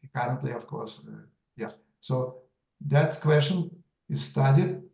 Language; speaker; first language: English; non-native, fluent; Russian